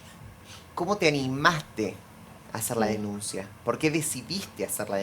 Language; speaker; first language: Spanish; native; Spanish